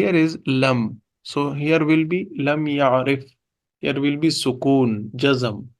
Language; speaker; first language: English; non-native, local second language; Urdu